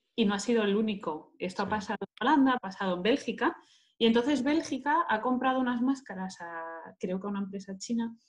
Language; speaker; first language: Spanish; native; Spanish